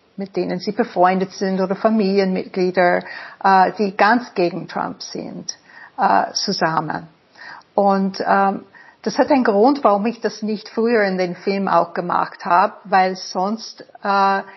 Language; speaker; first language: German; non-native, fluent; English